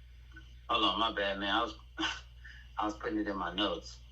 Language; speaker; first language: English; native; English